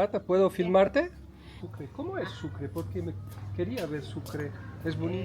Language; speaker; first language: Spanish; non-native, learner; Portuguese